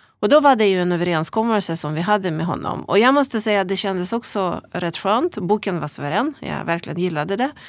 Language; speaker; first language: Swedish; non-native, fluent; Russian